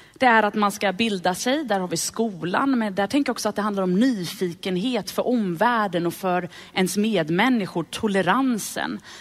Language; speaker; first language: Swedish; early bilingual, other home language; Arabic